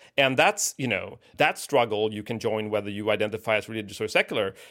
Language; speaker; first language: English; non-native, fluent; Swedish